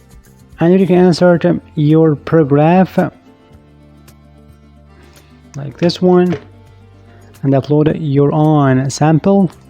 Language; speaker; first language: English; non-native, fluent; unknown